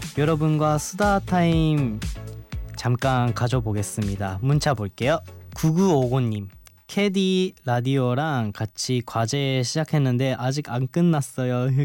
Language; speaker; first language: Korean; non-native, fluent; Japanese